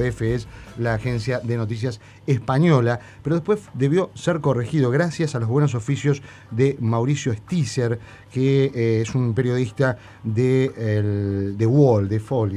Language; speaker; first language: Spanish; native; Spanish